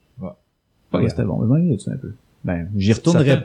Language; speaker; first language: French; native; French